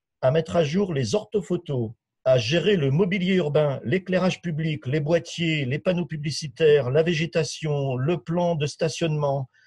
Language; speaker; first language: French; native; French